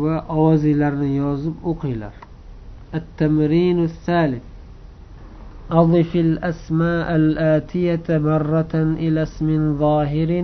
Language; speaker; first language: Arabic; non-native, fluent; Uzbek